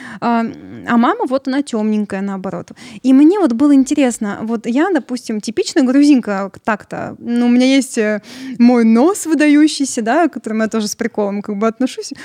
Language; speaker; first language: Russian; early bilingual, other home language; Georgian